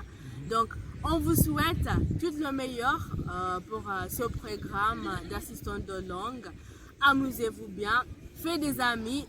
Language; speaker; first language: French; non-native, fluent; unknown